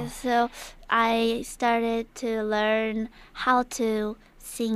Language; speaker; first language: English; non-native, learner; Korean